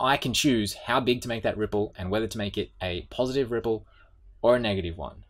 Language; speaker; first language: English; native; English